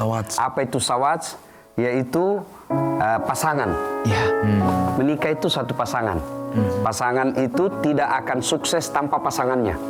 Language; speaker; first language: Indonesian; native; Indonesian